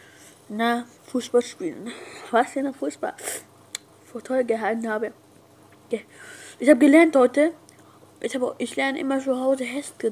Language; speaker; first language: German; non-native, learner; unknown